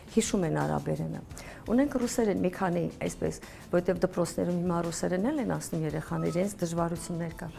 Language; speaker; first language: Armenian; early bilingual, heritage; Armenian